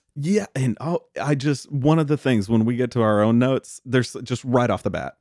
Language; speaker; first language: English; native; English